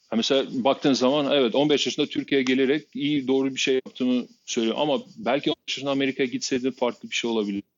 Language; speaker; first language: Turkish; non-native, fluent; Albanian